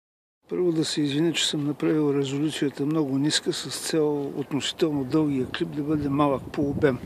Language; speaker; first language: Bulgarian; native; Bulgarian